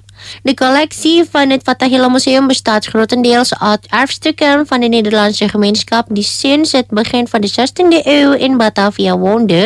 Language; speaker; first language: Dutch; non-native, fluent; Indonesian